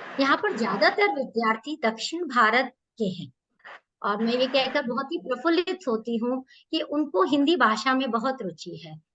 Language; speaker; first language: Hindi; native; Hindi